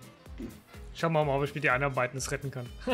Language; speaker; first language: German; native; German